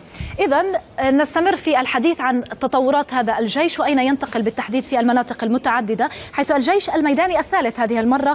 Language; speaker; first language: Arabic; native; Arabic